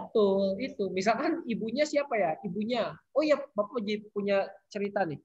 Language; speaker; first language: Indonesian; native; Indonesian